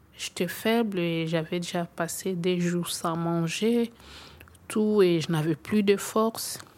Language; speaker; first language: French; non-native, local second language; Swahili